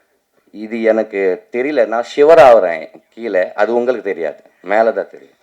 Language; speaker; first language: Tamil; non-native, learner; Telugu